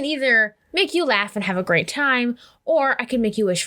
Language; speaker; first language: English; native; English